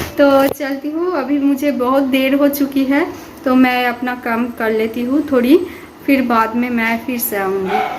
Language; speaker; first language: Hindi; non-native, local second language; Bangla